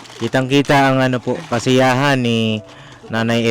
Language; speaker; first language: Filipino; native; Filipino